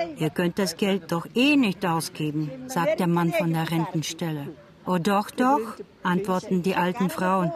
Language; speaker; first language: German; non-native, fluent; Bulgarian